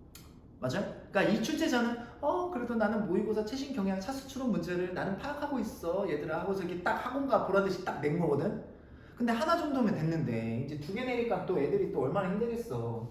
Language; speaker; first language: Korean; native; Korean